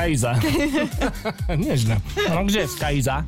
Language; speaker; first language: Polish; early bilingual, heritage; German